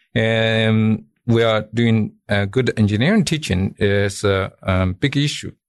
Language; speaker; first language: English; non-native, fluent; Chinese